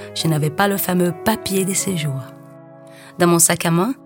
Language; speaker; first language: French; non-native, fluent; Portuguese